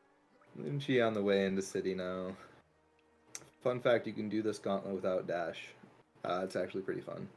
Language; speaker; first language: English; native; English